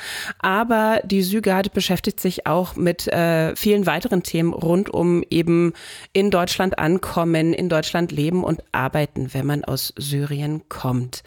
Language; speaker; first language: German; native; German